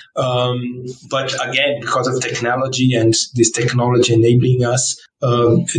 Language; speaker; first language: English; non-native, fluent; Portuguese